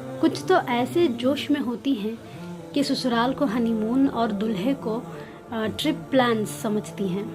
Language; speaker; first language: Urdu; native; Urdu